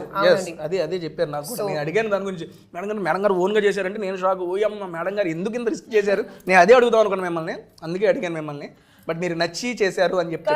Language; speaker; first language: Telugu; native; Telugu